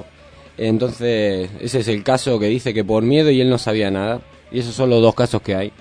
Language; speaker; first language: Spanish; native; Spanish